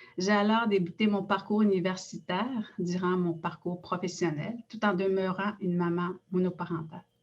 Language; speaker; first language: French; non-native, local second language; Innu-aimun